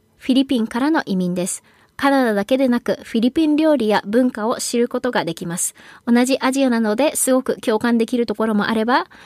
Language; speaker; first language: Japanese; native; Japanese